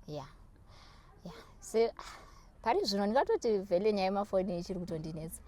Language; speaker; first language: Shona; non-native, local second language; North Ndebele